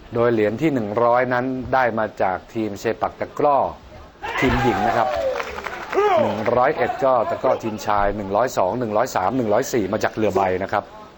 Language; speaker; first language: Thai; native; Thai